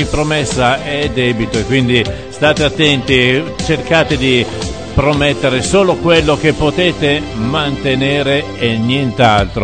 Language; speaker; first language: Italian; native; Italian